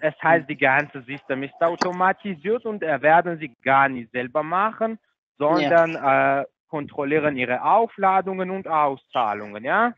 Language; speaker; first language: German; non-native, fluent; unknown